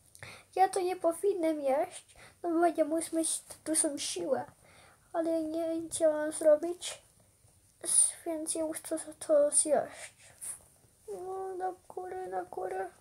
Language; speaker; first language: Polish; early bilingual, heritage; Polish